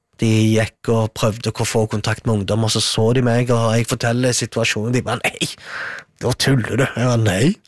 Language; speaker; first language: Norwegian; early bilingual, other home language; Arabic